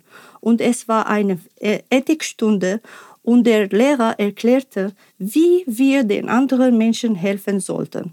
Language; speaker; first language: German; non-native, fluent; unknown